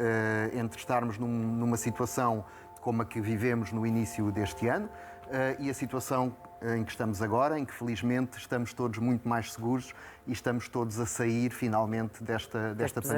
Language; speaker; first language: Portuguese; native; Portuguese